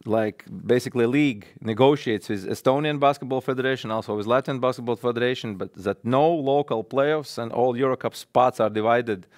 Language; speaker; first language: English; non-native, fluent; Latvian